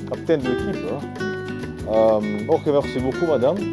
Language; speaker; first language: French; non-native, learner; Swahili